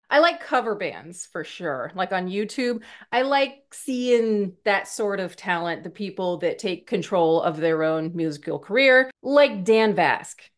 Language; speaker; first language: English; native; English